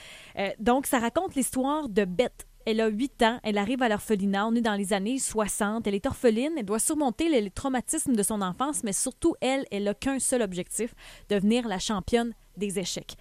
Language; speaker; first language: French; native; French